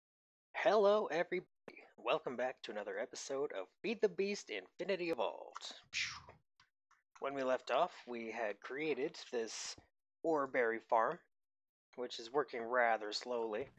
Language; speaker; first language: English; native; English